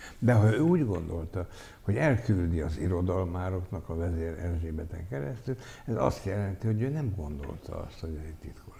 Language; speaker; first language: Hungarian; native; Hungarian